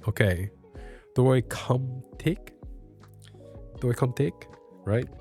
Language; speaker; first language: Vietnamese; non-native, learner; English